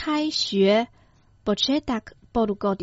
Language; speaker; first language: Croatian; non-native, fluent; Chinese